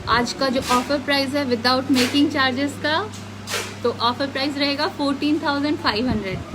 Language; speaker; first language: Hindi; non-native, local second language; Telugu